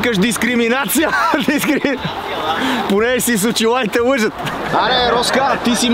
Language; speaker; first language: Bulgarian; native; Bulgarian